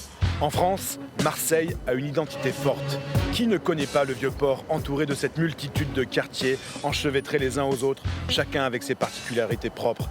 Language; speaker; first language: French; native; French